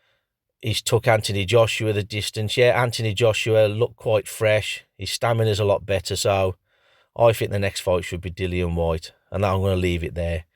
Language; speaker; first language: English; native; English